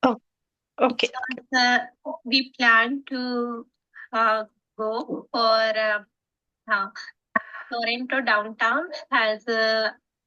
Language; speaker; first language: English; non-native, learner; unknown